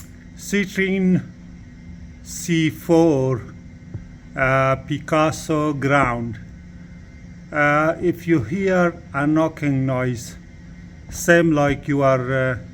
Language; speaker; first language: English; non-native, fluent; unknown